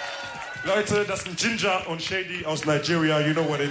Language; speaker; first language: German; early bilingual, other home language; Wolof